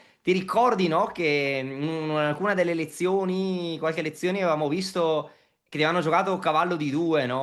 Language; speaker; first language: Italian; native; Italian